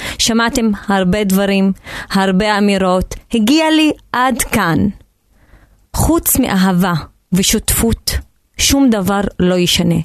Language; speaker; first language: Hebrew; non-native, local second language; Arabic